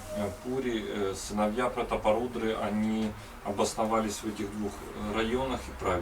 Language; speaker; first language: Russian; native; Russian